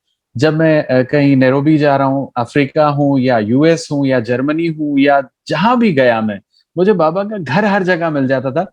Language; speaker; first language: Hindi; native; Hindi